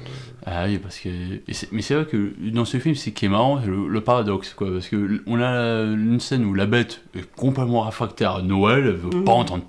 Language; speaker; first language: French; native; French